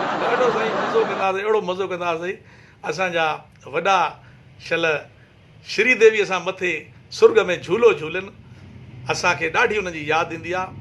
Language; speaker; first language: Sindhi; early bilingual, heritage; Sindhi